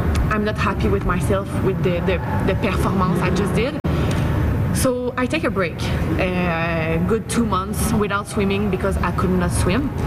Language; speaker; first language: English; non-native, fluent; French